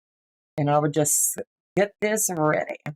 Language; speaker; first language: English; native; English